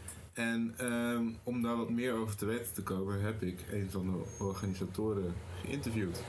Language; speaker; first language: Dutch; native; Dutch